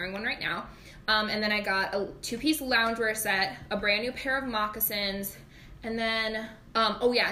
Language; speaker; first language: English; native; English